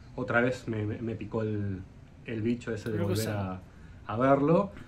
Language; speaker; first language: Spanish; native; Spanish